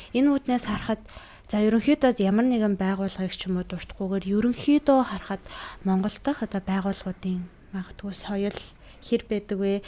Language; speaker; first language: Mongolian; native; Mongolian